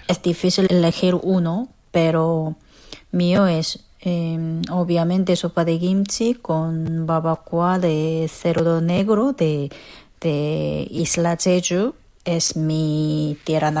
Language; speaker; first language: Spanish; non-native, fluent; Korean